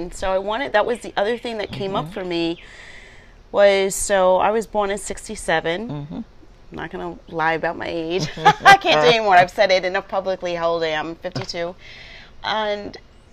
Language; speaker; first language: English; native; English